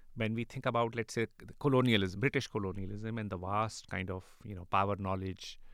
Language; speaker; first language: English; non-native, local second language; Urdu